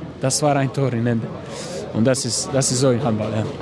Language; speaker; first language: German; non-native, learner; Croatian